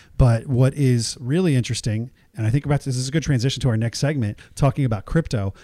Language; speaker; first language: English; native; English